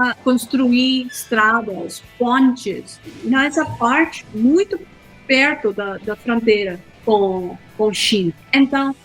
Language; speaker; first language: Portuguese; non-native, fluent; Hindi